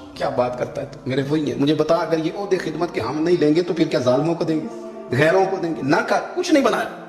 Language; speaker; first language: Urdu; non-native, local second language; Punjabi